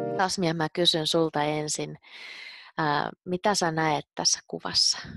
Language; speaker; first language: Finnish; native; Finnish